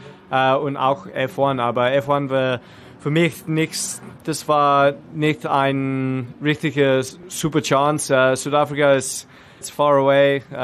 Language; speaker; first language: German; non-native, learner; English